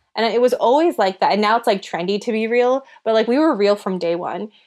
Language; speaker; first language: English; early bilingual, other home language; Chinese